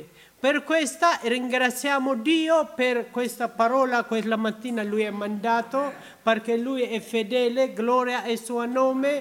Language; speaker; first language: Italian; non-native, learner; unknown